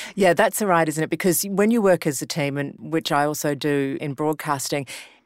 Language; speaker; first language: English; native; English